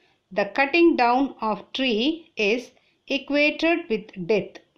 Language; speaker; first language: English; non-native, local second language; Tamil